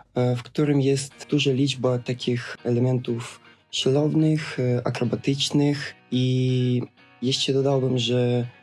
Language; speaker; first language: Polish; non-native, fluent; Russian